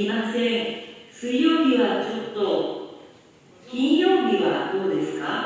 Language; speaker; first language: Japanese; non-native, learner; Indonesian